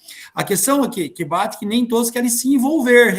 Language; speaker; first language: Portuguese; native; Portuguese